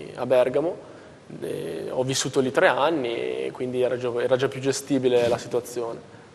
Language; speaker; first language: Italian; native; Italian